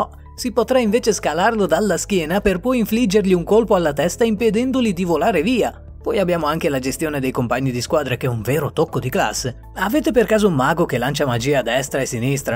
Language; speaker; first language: Italian; native; Italian